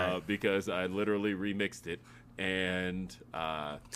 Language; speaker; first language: English; native; English